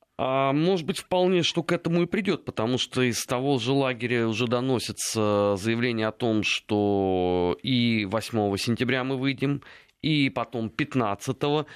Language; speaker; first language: Russian; native; Russian